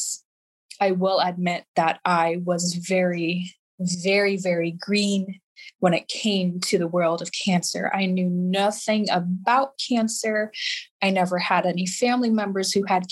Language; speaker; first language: English; native; English